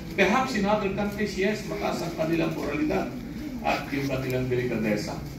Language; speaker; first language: Filipino; non-native, local second language; Iloko